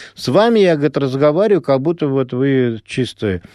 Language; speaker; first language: Russian; non-native, local second language; Azerbaijani